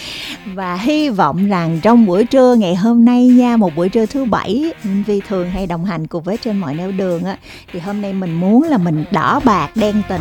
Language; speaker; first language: Vietnamese; native; Vietnamese